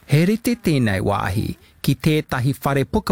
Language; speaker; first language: Māori; non-native, local second language; English